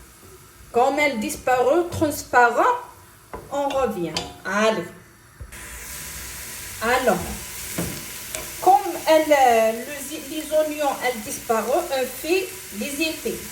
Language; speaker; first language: French; non-native, local second language; Arabic